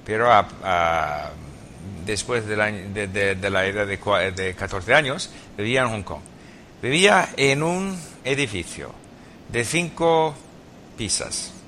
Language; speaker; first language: Spanish; non-native, learner; English